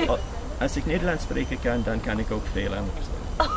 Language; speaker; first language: Dutch; non-native, learner; English